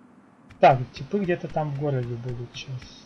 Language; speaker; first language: Russian; native; Russian